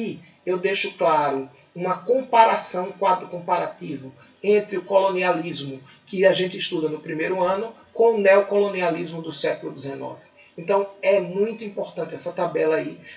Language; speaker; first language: Portuguese; native; Portuguese